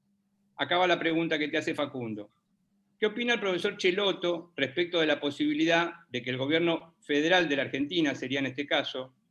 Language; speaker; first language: Spanish; native; Spanish